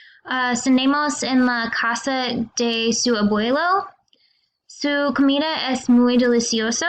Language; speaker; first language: Spanish; non-native, learner; English